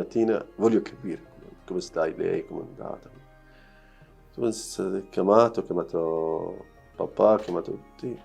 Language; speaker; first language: Italian; non-native, learner; Arabic